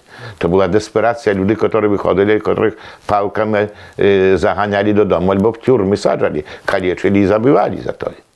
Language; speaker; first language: Polish; non-native, local second language; Belarusian